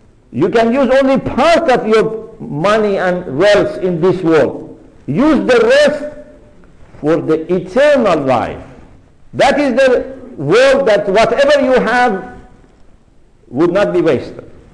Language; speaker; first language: English; non-native, fluent; Persian